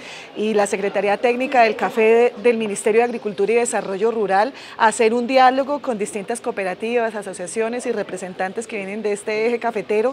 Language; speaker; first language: Spanish; native; Spanish